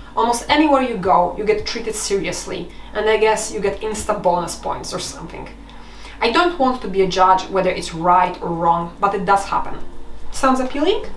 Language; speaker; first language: English; non-native, fluent; Polish